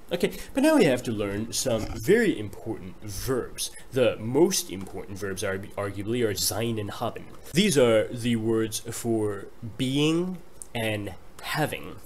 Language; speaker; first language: English; native; English